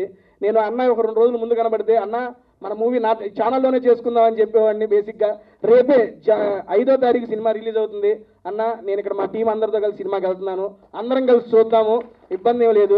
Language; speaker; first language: Telugu; native; Telugu